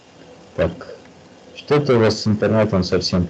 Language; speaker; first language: Russian; native; Russian